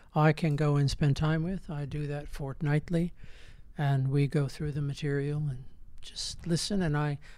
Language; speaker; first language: English; native; English